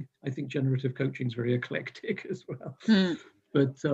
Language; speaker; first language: English; native; English